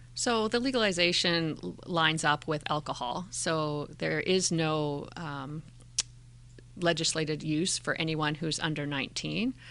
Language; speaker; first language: English; native; English